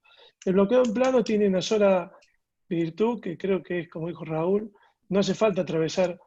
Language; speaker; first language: Spanish; native; Spanish